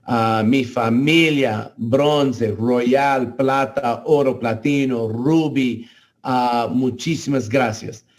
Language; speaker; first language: Spanish; non-native, learner; English